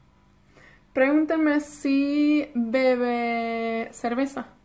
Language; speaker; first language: Spanish; non-native, fluent; Welsh